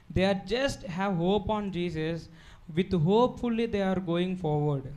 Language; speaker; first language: English; non-native, local second language; Telugu